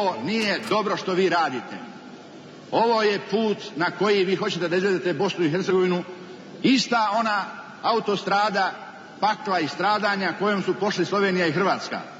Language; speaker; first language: Bosnian; native; Bosnian